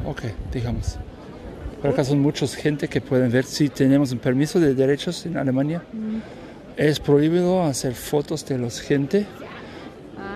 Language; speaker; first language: Spanish; non-native, learner; German